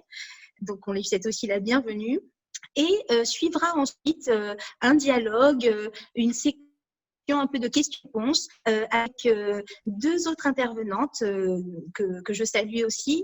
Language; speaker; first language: French; native; French